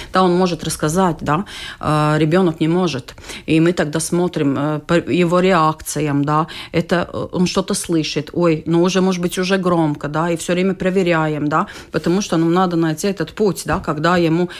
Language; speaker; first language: Russian; non-native, local second language; Latvian